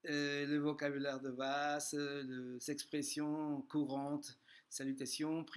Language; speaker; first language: French; non-native, fluent; Spanish